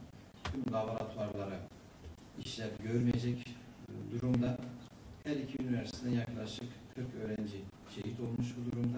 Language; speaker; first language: Turkish; native; Turkish